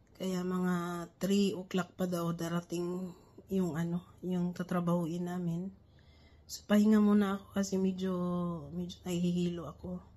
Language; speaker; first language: Filipino; non-native, local second language; Cebuano